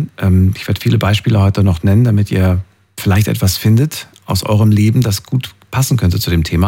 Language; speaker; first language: German; native; German